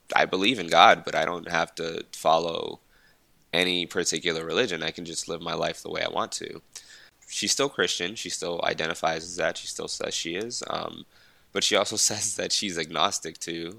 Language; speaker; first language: English; early bilingual, other home language; Spanish